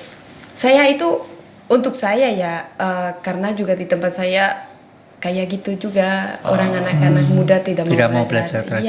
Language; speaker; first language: Indonesian; non-native, fluent; Spanish